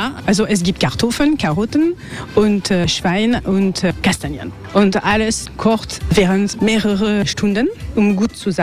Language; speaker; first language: German; non-native, learner; French